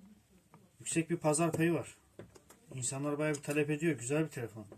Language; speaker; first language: Turkish; native; Turkish